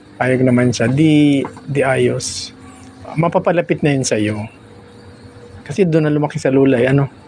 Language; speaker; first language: Filipino; native; Filipino